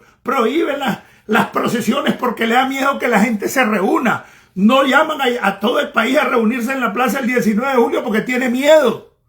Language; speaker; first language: Spanish; native; Spanish